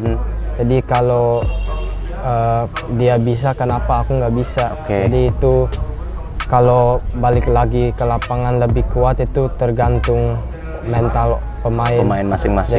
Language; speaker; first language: Indonesian; early bilingual, heritage; English